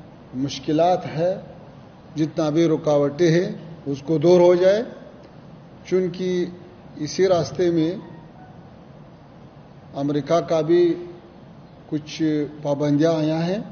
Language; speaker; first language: Hindi; non-native, learner; Pashto